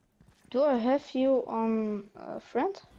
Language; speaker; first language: English; non-native, learner; Polish